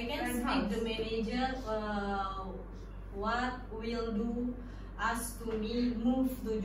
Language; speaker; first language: English; non-native, learner; Indonesian